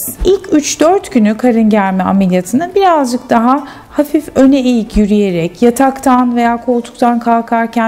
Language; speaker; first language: Turkish; native; Turkish